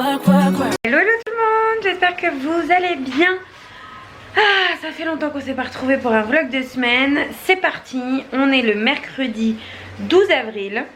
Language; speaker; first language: French; native; French